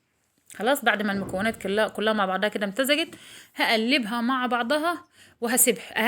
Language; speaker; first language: Arabic; native; Arabic